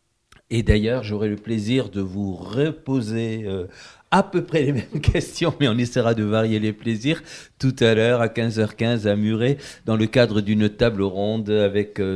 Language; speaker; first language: French; native; French